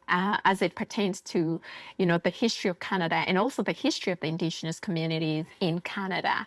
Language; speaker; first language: English; native; English